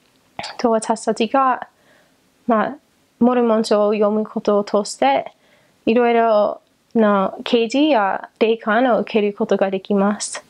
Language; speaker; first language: Japanese; non-native, learner; English